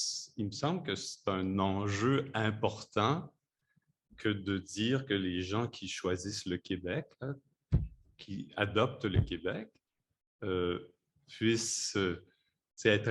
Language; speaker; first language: French; native; French